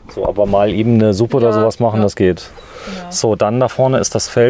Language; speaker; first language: German; native; German